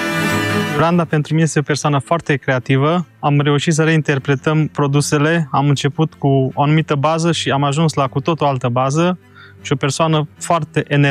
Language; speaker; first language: Romanian; native; Romanian